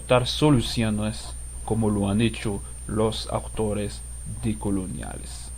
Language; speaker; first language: Spanish; non-native, fluent; Haitian Creole